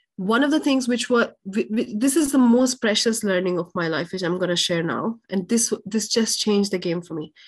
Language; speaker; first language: English; non-native, local second language; Urdu